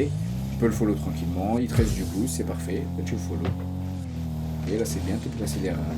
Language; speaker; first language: French; native; French